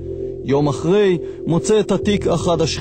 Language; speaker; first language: Hebrew; native; Hebrew